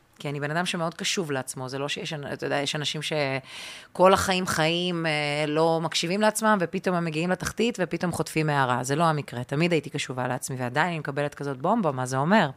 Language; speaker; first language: Hebrew; early bilingual, other home language; Russian